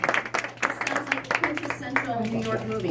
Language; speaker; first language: English; native; English